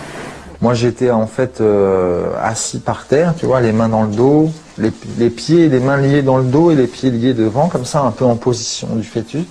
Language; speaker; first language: French; native; French